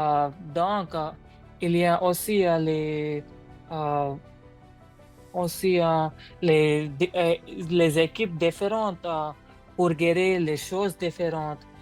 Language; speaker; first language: French; non-native, learner; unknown